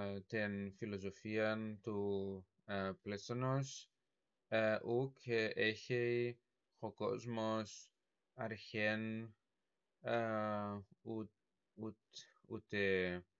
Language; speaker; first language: Greek; non-native, learner; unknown